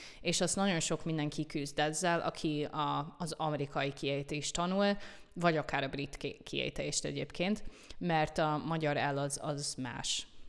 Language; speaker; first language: Hungarian; non-native, fluent; English